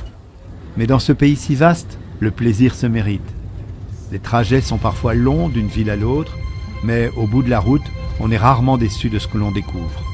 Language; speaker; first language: French; native; French